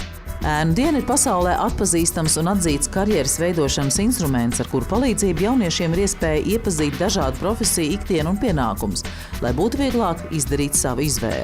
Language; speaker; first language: Latvian; native; Latvian